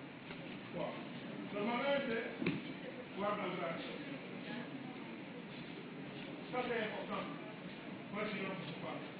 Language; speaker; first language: Italian; non-native, learner; Romanian